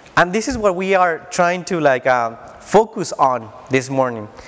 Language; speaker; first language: English; non-native, fluent; Spanish